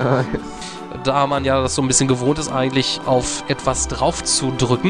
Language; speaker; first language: German; native; German